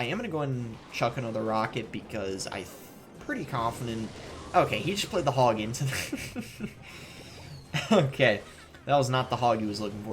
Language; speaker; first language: English; native; English